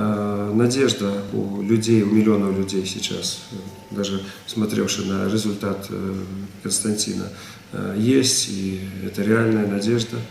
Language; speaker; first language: Russian; native; Russian